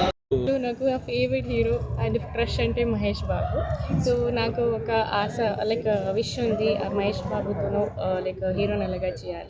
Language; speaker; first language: Telugu; non-native, learner; Kannada